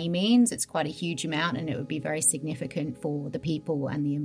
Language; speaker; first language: English; native; English